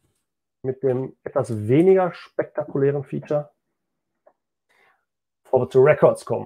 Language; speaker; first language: German; native; German